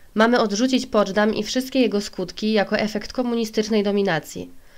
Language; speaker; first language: Polish; native; Polish